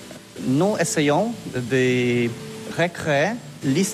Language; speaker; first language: French; non-native, learner; Polish